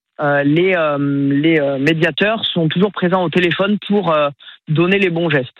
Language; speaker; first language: French; native; French